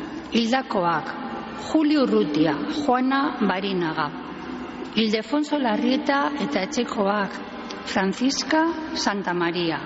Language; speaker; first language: Basque; native; Basque